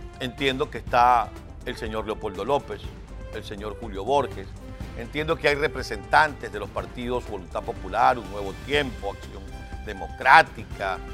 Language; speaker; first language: Spanish; native; Spanish